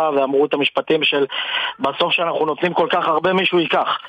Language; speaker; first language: Hebrew; native; Hebrew